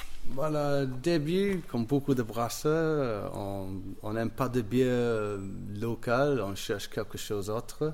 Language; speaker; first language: French; non-native, learner; English